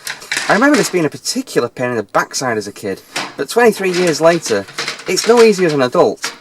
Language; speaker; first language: English; native; English